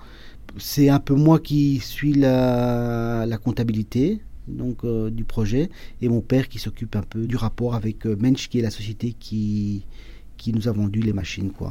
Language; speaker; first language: French; early bilingual, other home language; Spanish